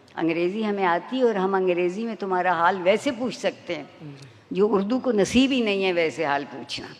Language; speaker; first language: Urdu; native; Urdu